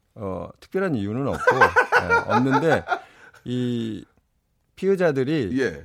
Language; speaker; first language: Korean; native; Korean